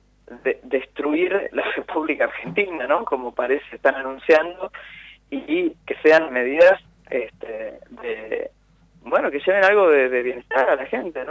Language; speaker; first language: Spanish; native; Spanish